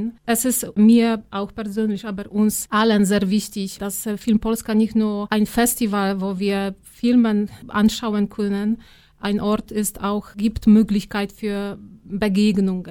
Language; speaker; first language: German; non-native, fluent; Polish